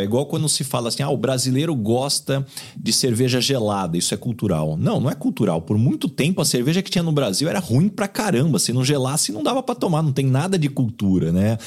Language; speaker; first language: Portuguese; native; Portuguese